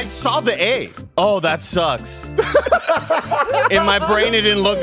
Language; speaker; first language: English; native; English